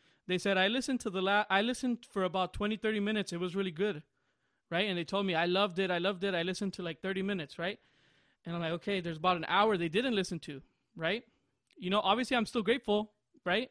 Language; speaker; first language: English; early bilingual, other home language; Spanish